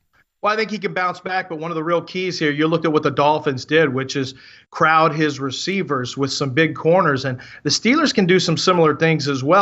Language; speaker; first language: English; native; English